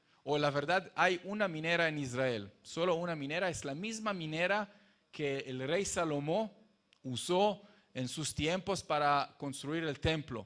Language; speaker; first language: Spanish; non-native, fluent; Hebrew